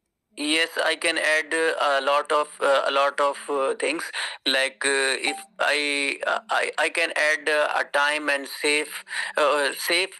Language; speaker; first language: English; non-native, learner; Urdu